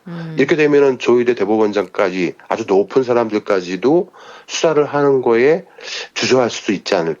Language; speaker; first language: Korean; native; Korean